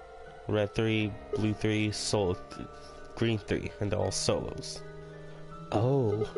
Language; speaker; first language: English; native; English